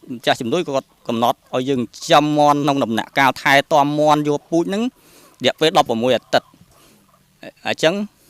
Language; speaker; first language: Khmer; native; Khmer